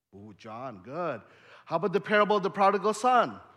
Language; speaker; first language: English; early bilingual, other home language; Indonesian